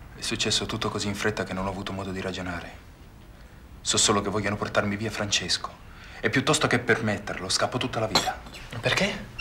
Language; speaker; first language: Italian; native; Italian